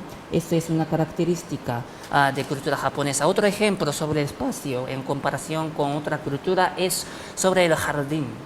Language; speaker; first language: Spanish; non-native, fluent; Japanese